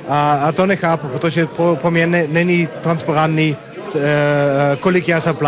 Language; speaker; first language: Czech; non-native, learner; Dutch